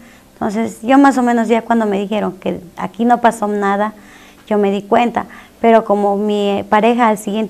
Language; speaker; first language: Spanish; native; Spanish